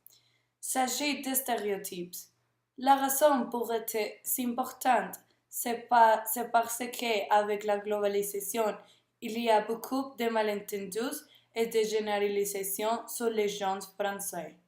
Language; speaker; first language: French; non-native, learner; Spanish